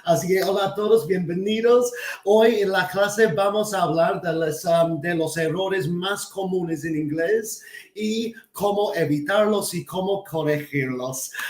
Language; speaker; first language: Spanish; non-native, fluent; English